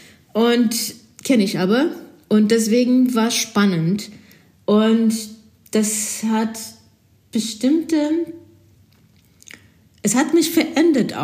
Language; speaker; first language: German; non-native, fluent; Portuguese